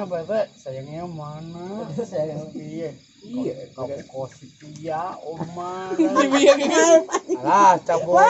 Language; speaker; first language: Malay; non-native, local second language; Sundanese